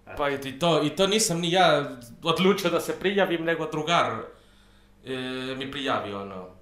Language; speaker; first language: Serbian; non-native, fluent; Spanish